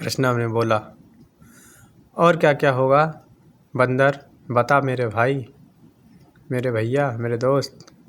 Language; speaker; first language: Hindi; native; Hindi